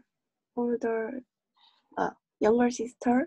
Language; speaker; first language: English; non-native, learner; Korean